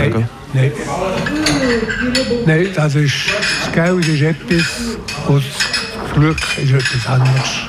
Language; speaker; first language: German; non-native, local second language; French